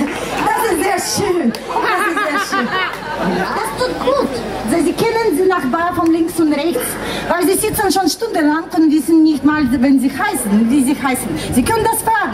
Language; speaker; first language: German; non-native, learner; Russian